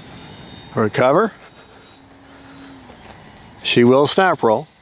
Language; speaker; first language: English; native; English